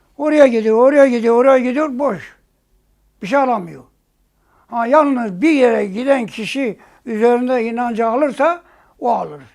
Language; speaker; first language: Turkish; non-native, local second language; Zaza